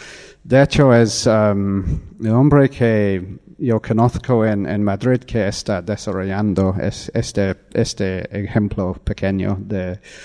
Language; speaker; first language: Spanish; non-native, fluent; English